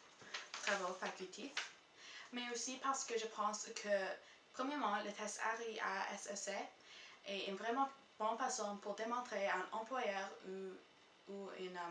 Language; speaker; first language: French; non-native, local second language; English